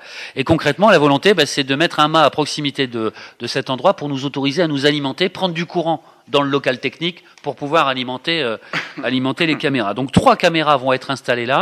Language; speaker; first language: French; native; French